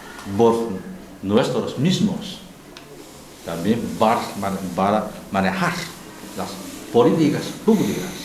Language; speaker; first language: Spanish; non-native, learner; Chinese